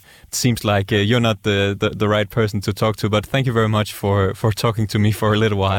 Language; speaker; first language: English; non-native, fluent; Danish